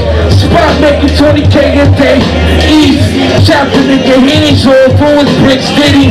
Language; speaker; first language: English; native; English